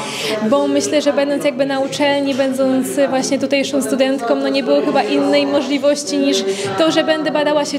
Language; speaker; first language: Polish; native; Polish